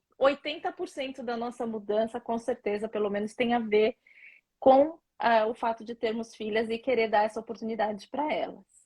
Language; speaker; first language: Portuguese; native; Portuguese